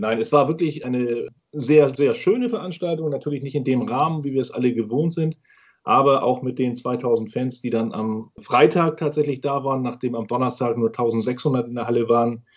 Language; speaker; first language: German; native; German